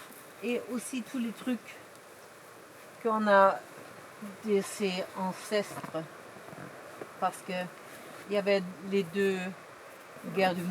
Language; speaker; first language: French; non-native, fluent; German